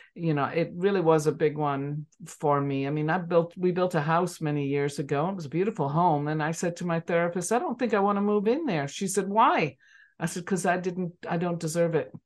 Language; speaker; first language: English; native; English